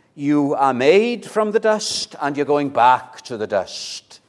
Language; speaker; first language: English; native; English